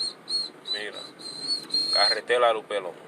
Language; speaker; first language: Spanish; non-native, learner; Haitian Creole